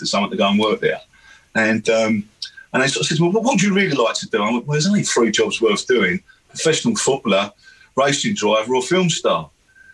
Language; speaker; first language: English; native; English